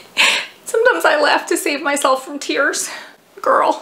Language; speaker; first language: English; native; English